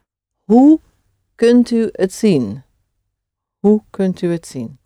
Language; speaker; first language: Dutch; non-native, fluent; English